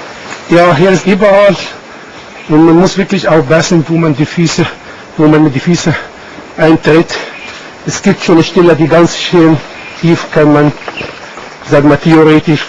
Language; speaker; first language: German; non-native, fluent; Arabic